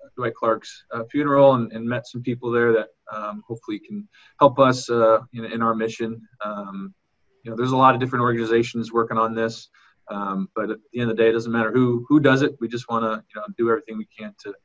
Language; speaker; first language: English; native; English